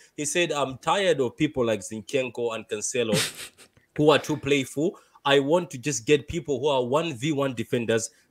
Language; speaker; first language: English; non-native, local second language; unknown